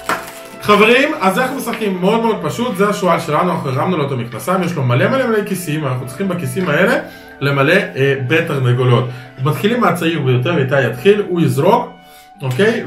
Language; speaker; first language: Hebrew; native; Hebrew